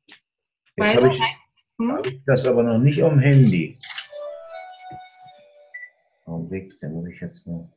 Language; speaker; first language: German; native; German